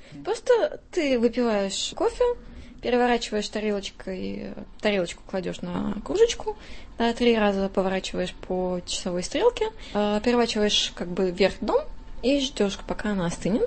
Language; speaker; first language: Russian; native; Russian